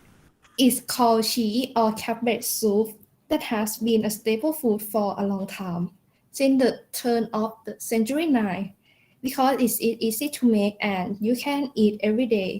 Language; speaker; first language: English; non-native, learner; Thai